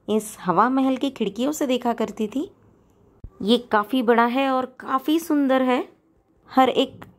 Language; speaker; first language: Hindi; non-native, local second language; Marathi